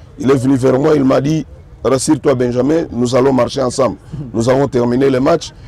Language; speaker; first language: French; non-native, local second language; Swahili